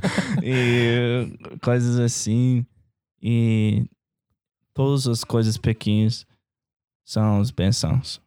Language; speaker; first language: Portuguese; non-native, learner; English